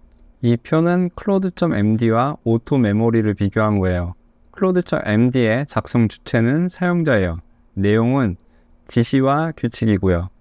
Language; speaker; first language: Korean; native; Korean